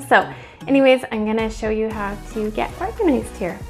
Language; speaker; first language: English; native; English